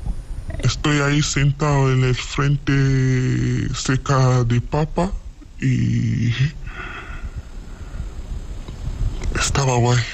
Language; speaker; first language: Spanish; non-native, learner; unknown